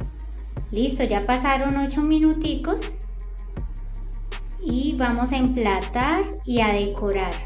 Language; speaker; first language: Spanish; native; Spanish